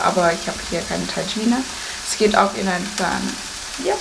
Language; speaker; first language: German; non-native, learner; Cantonese